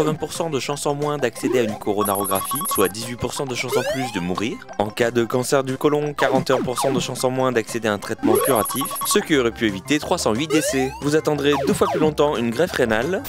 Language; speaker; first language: French; native; French